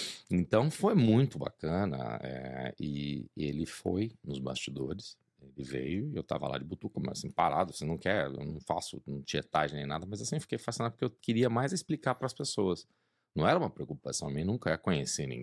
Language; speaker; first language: Portuguese; native; Portuguese